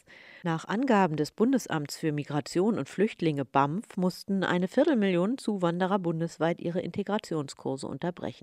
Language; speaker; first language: German; native; German